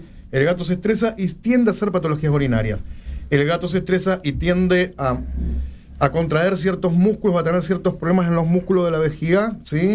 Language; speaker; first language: Spanish; native; Spanish